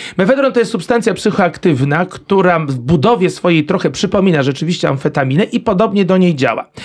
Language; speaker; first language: Polish; native; Polish